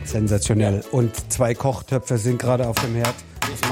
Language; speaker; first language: German; native; German